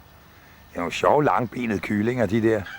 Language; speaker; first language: Danish; native; Danish